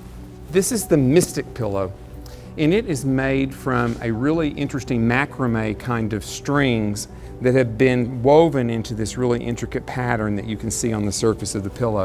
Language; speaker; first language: English; native; English